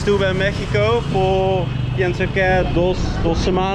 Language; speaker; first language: Spanish; non-native, learner; Dutch